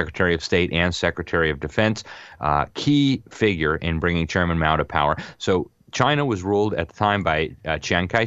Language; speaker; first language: English; native; English